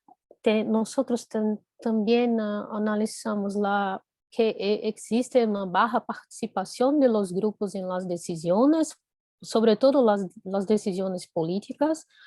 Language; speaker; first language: Spanish; non-native, fluent; Portuguese